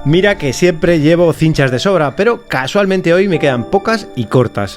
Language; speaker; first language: Spanish; native; Spanish